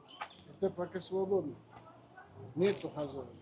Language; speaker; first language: Russian; non-native, local second language; Uzbek